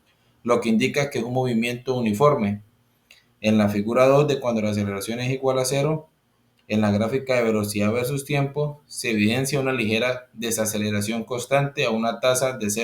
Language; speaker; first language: Spanish; native; Spanish